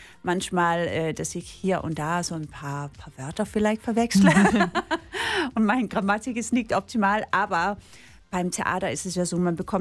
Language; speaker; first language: German; non-native, fluent; Danish